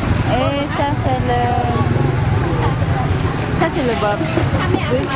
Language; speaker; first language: French; non-native, learner; Khmer